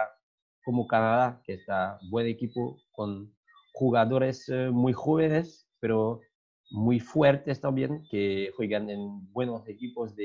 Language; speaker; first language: Spanish; non-native, learner; French